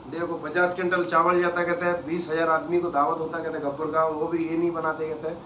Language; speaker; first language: Hindi; non-native, local second language; Kannada